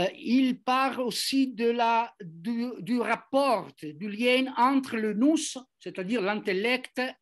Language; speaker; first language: French; non-native, fluent; Italian